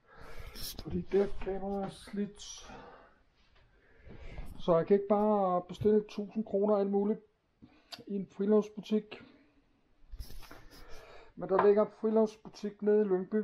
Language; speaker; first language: Danish; non-native, fluent; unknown